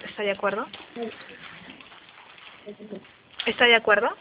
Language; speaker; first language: Spanish; native; Spanish